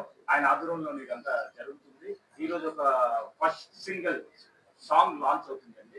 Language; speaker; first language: Telugu; native; Telugu